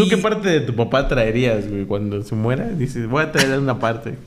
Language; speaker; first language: Spanish; native; Spanish